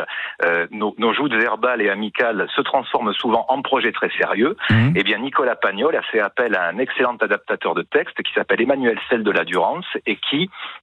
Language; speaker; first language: French; native; French